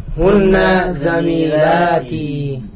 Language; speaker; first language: Arabic; non-native, learner; Indonesian